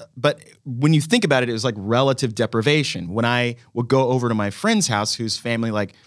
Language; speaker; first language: English; native; English